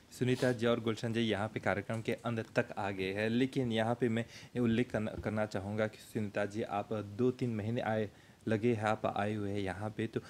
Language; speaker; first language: Hindi; early bilingual, heritage; Hindi